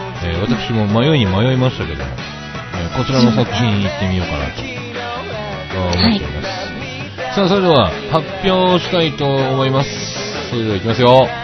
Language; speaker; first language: Japanese; native; Japanese